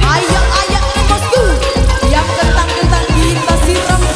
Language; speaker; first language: Indonesian; native; Indonesian